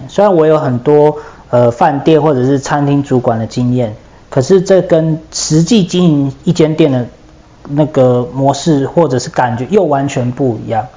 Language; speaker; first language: Chinese; native; Chinese